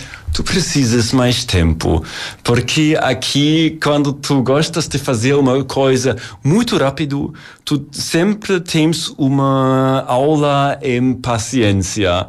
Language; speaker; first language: Portuguese; non-native, learner; German